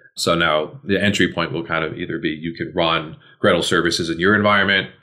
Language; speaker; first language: English; native; English